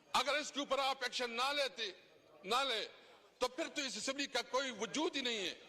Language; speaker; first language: Urdu; non-native, local second language; Pashto